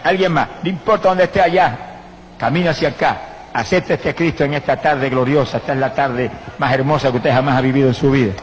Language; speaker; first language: Spanish; native; Spanish